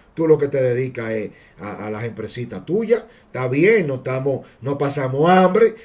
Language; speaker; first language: Spanish; native; Spanish